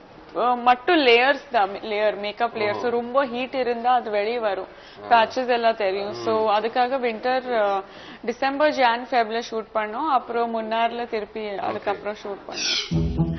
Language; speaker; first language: Tamil; non-native, fluent; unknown